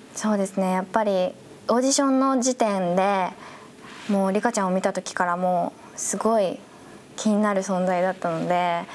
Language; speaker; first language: Japanese; native; Japanese